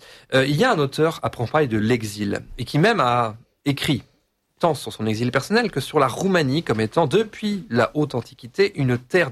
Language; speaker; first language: French; native; French